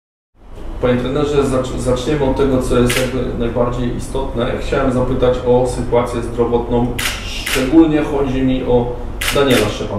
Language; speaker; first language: Polish; native; Polish